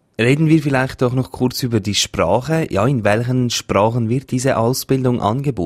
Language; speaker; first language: German; native; German